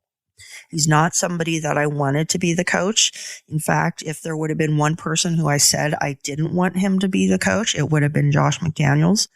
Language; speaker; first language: English; native; English